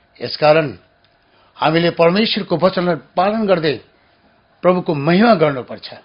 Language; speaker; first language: Nepali; native; Nepali